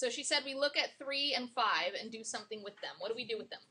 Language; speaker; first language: English; native; English